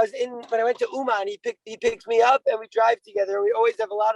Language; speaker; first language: English; native; English